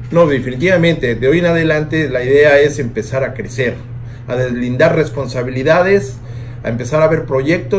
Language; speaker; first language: Spanish; native; Spanish